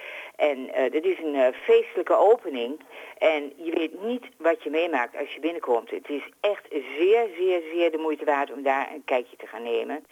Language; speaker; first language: Dutch; native; Dutch